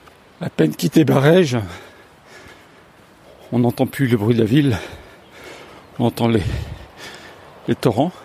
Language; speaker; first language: French; native; French